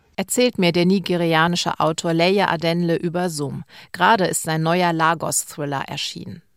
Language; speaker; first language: German; native; German